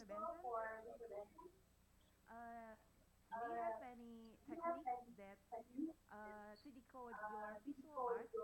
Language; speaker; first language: English; non-native, fluent; Indonesian